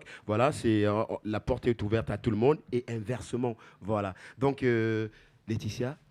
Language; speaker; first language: French; native; French